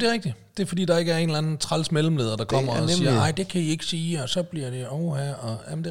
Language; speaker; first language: Danish; native; Danish